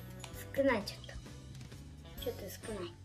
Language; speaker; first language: Japanese; early bilingual, other home language; Indonesian